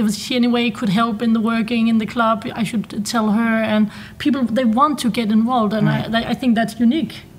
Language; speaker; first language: English; non-native, fluent; Danish